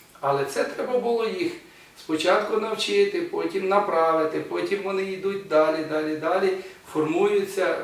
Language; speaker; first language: Ukrainian; non-native, local second language; Russian